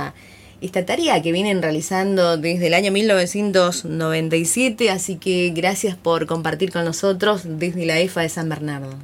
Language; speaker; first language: Spanish; native; Spanish